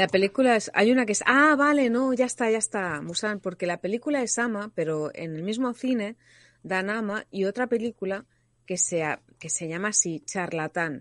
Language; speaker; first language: Spanish; native; Spanish